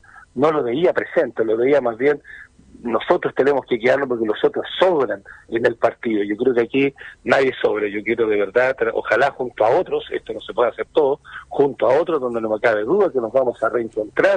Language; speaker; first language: Spanish; native; Spanish